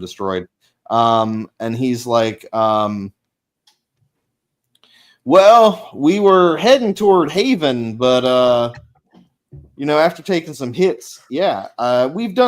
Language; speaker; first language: English; native; English